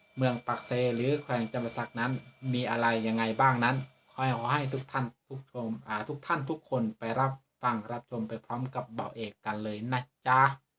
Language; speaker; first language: Thai; native; Thai